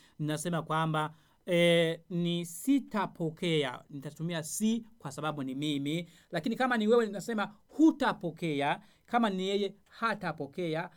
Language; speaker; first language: Swahili; non-native, local second language; Rundi